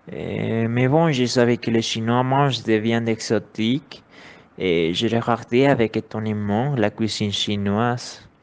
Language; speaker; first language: French; non-native, learner; Spanish